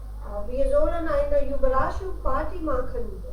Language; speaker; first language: German; non-native, learner; Hindi